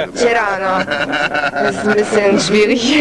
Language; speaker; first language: German; early bilingual, other home language; Italian